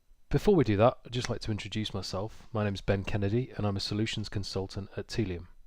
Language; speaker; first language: English; native; English